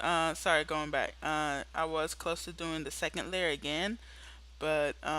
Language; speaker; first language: English; native; English